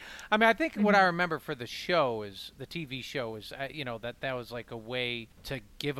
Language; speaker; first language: English; native; English